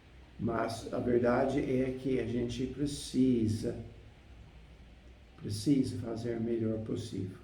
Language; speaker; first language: Portuguese; non-native, fluent; English